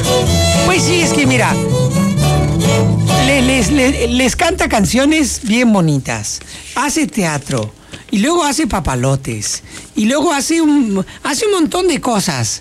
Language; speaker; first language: Spanish; native; Spanish